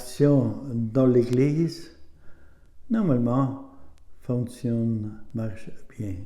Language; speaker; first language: French; non-native, learner; German